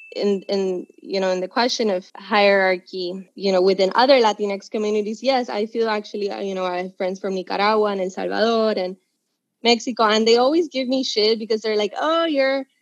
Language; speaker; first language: English; non-native, local second language; Spanish